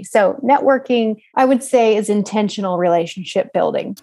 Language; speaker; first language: English; native; English